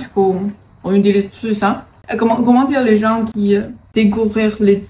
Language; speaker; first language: French; non-native, fluent; Chinese